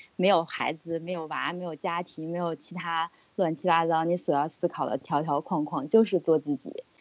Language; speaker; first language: Chinese; native; Chinese